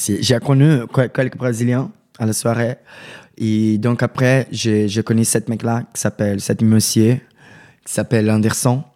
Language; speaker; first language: French; non-native, learner; Portuguese